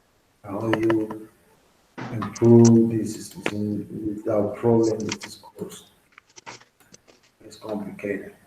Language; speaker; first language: English; non-native, learner; Spanish